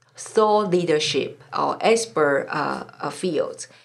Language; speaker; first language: English; non-native, fluent; Chinese